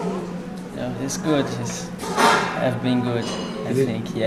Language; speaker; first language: English; non-native, learner; Portuguese